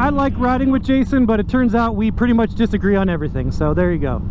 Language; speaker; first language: English; native; English